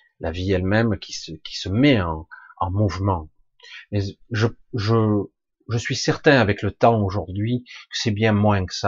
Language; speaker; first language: French; native; French